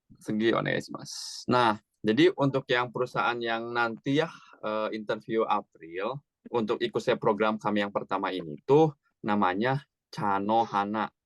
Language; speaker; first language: Indonesian; native; Indonesian